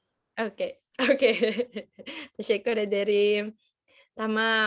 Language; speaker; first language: Turkish; non-native, fluent; Indonesian